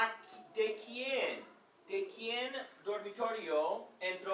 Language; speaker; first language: Spanish; non-native, fluent; English